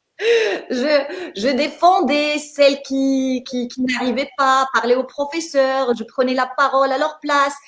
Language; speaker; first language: French; non-native, local second language; Arabic